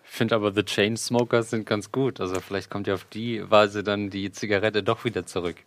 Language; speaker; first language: German; native; German